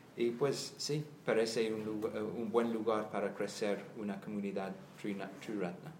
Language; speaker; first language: Spanish; non-native, fluent; English